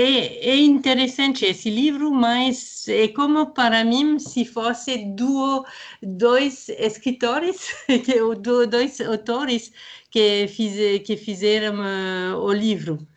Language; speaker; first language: Portuguese; non-native, fluent; French